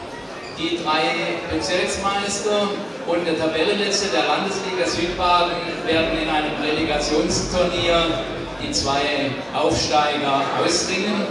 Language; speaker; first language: German; native; German